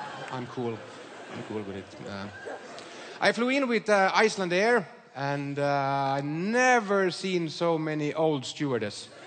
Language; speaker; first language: English; non-native, fluent; Swedish